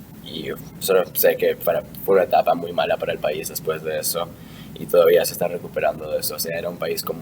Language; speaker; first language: Spanish; early bilingual, heritage; Spanish